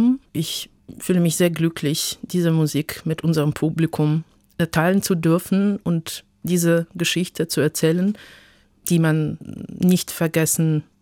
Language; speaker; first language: German; non-native, fluent; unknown